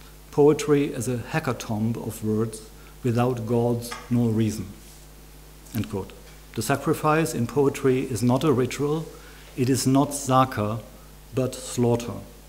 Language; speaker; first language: English; non-native, fluent; German